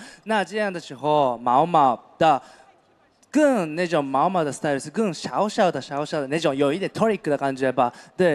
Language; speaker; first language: Chinese; non-native, fluent; Japanese